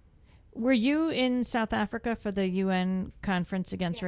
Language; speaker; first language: English; native; English